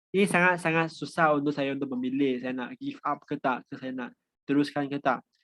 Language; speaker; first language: Malay; non-native, local second language; Chinese